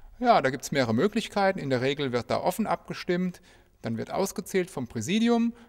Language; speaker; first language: German; native; German